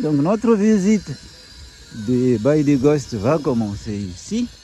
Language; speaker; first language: French; non-native, fluent; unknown